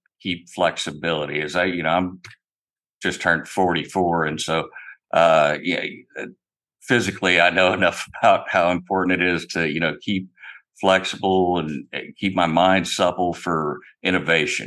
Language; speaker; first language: English; native; English